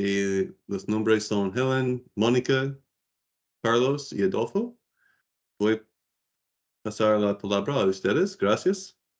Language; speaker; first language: Spanish; non-native, learner; English